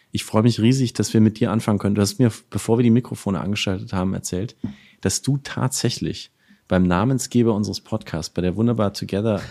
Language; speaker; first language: German; native; German